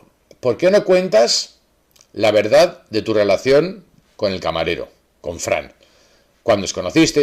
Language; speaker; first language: Spanish; native; Spanish